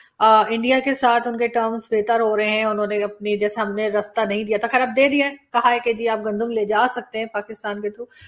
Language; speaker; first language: Urdu; native; Urdu